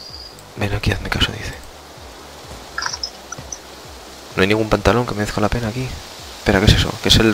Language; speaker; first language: Spanish; native; Spanish